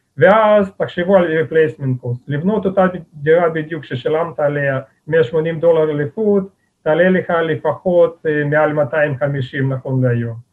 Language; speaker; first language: Hebrew; native; Hebrew